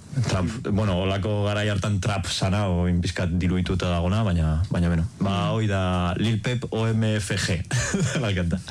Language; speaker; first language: Basque; native; Basque